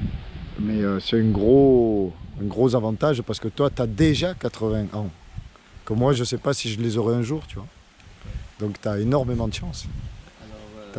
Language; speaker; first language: French; native; French